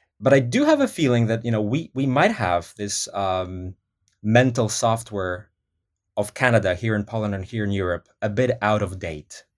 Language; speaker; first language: English; non-native, fluent; Polish